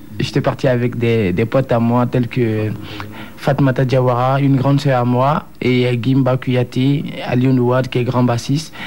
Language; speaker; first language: French; non-native, local second language; Bambara